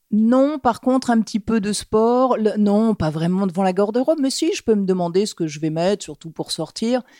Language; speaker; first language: French; native; French